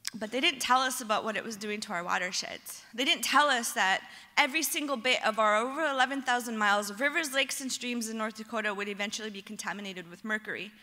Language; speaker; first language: English; native; English